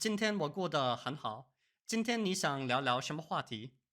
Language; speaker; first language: Chinese; non-native, learner; English